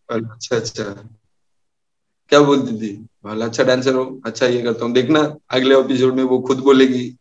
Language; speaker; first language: Hindi; non-native, local second language; Odia